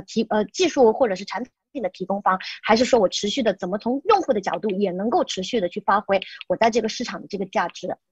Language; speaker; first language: Chinese; native; Chinese